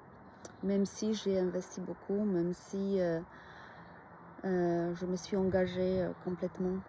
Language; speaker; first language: French; non-native, fluent; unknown